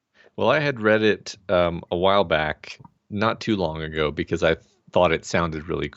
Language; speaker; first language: English; native; English